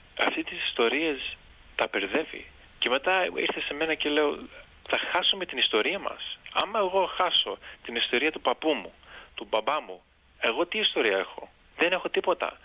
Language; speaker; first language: Greek; early bilingual, heritage; Greek